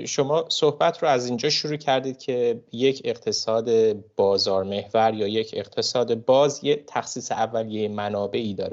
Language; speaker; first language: Persian; native; Persian